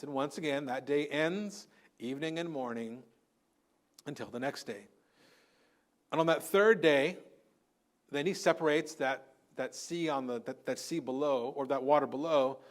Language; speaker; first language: English; native; English